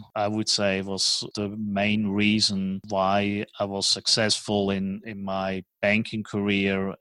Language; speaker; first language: English; non-native, fluent; German